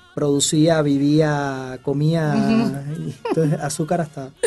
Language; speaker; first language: Spanish; native; Spanish